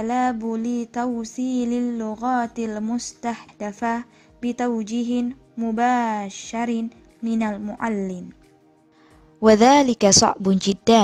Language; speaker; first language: Arabic; non-native, learner; Indonesian